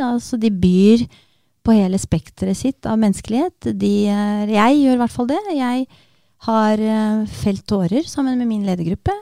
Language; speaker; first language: Norwegian; early bilingual, other home language; Romanian